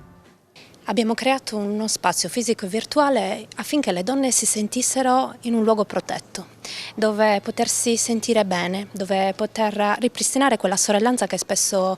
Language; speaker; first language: Italian; native; Italian